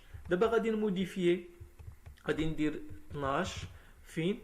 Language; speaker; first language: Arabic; native; Arabic